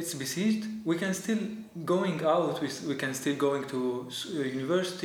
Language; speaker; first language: English; non-native, fluent; Arabic